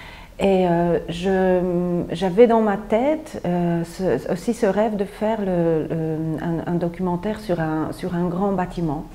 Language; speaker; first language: French; non-native, fluent; Polish